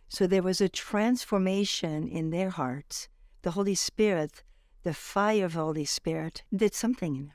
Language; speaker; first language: English; non-native, fluent; French